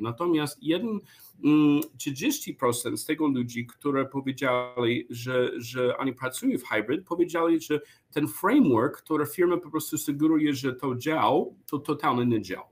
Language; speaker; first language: Polish; non-native, learner; English